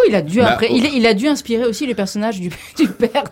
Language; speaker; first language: French; native; French